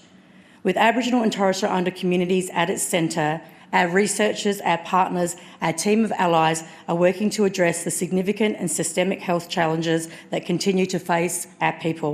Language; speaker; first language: English; native; English